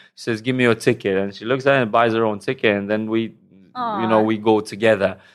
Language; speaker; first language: English; non-native, fluent; Romanian